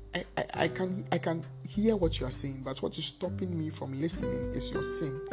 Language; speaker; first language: English; non-native, local second language; Akan